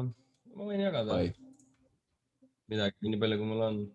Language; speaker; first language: Estonian; native; Estonian